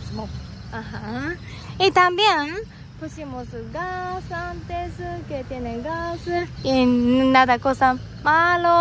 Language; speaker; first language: Spanish; non-native, learner; Japanese